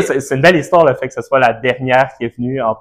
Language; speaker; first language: French; native; French